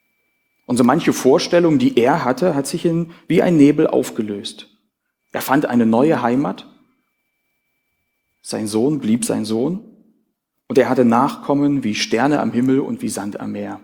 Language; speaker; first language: German; native; German